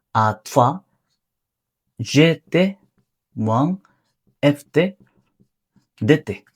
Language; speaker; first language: French; non-native, learner; Korean